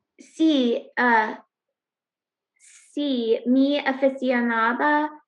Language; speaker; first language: Spanish; non-native, learner; English